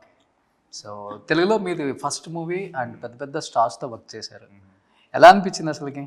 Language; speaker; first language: Telugu; native; Telugu